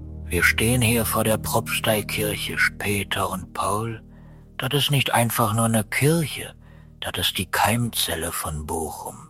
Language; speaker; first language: German; native; German